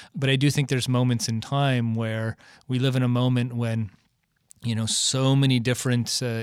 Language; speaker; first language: English; native; English